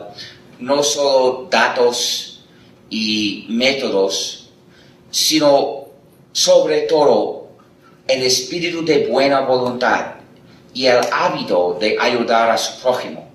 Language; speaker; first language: Spanish; non-native, fluent; English